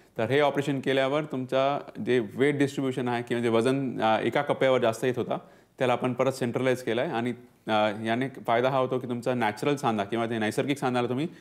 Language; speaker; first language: Marathi; non-native, local second language; Punjabi